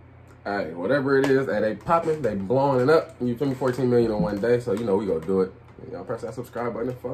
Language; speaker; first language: English; native; English